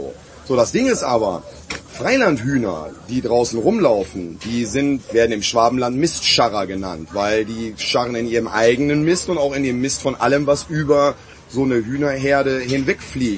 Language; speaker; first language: German; native; German